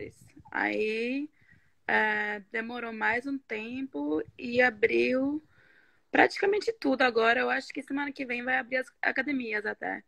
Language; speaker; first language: Portuguese; non-native, fluent; Norwegian